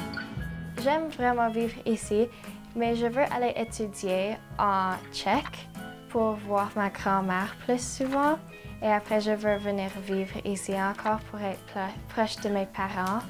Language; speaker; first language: French; non-native, local second language; Slovak